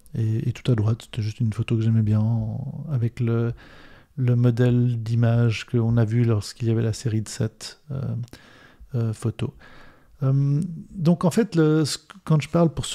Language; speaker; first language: French; native; French